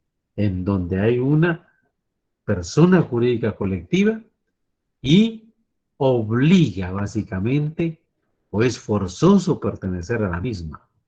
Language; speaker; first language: Spanish; native; Spanish